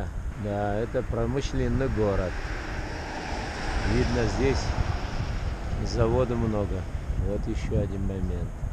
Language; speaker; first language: Russian; non-native, local second language; Uzbek